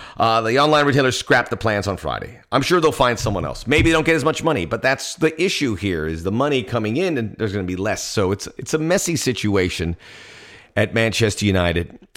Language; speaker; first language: English; early bilingual, other home language; Spanish